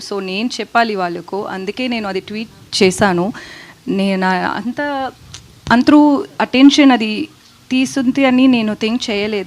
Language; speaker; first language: Telugu; non-native, learner; Tamil